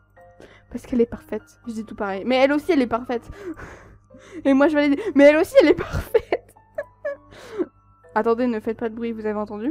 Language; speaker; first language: French; native; French